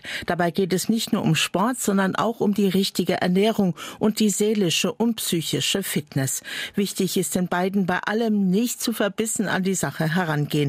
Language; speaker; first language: German; native; German